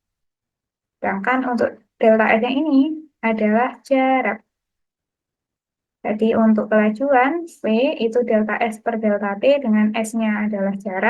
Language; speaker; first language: Indonesian; native; Indonesian